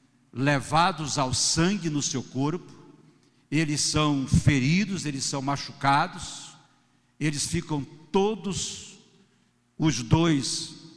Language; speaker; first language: Portuguese; native; Portuguese